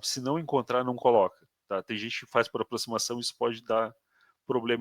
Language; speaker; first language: Portuguese; native; Portuguese